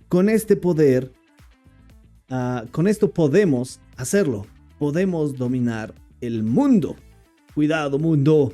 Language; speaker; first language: Spanish; non-native, fluent; English